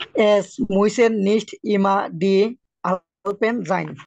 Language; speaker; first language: German; non-native, learner; Bangla